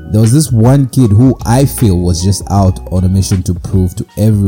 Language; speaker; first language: English; non-native, local second language; Shona